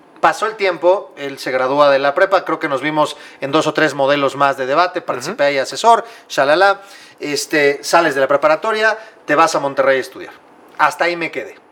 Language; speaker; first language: Spanish; native; Spanish